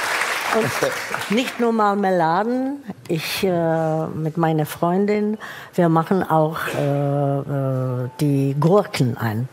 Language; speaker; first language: German; non-native, fluent; Czech